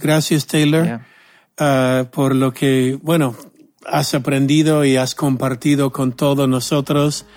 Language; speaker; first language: Spanish; non-native, fluent; English